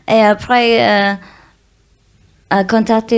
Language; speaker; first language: French; non-native, learner; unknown